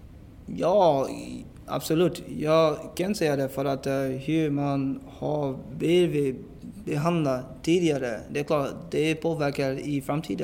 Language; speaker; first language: Swedish; non-native, fluent; English